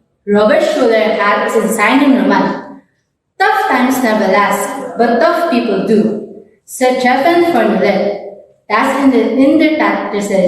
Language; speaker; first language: German; non-native, learner; Filipino